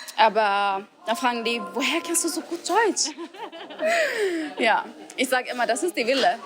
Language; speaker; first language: German; non-native, fluent; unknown